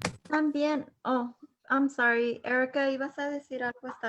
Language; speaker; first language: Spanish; early bilingual, heritage; Spanish